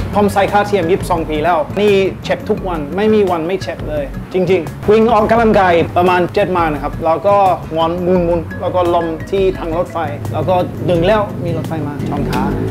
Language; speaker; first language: Thai; non-native, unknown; English